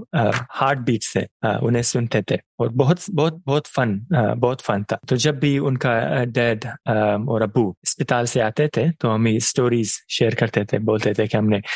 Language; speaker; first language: Urdu; non-native, fluent; Persian